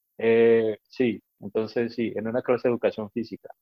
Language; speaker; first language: Spanish; native; Spanish